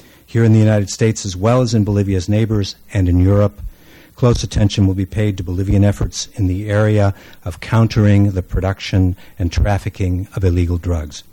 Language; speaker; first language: English; native; English